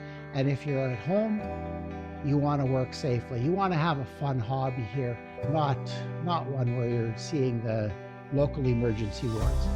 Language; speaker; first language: English; native; English